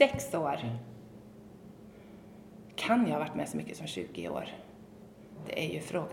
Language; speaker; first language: Swedish; native; Swedish